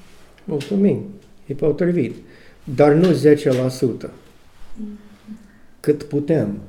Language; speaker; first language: Romanian; non-native, learner; English